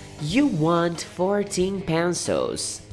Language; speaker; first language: English; non-native, fluent; Portuguese